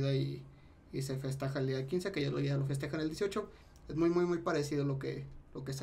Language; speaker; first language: Spanish; native; Spanish